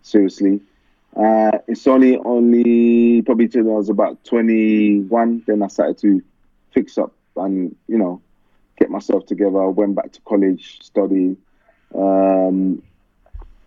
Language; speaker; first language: English; early bilingual, other home language; French